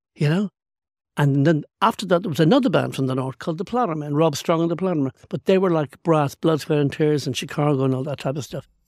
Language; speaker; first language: English; native; English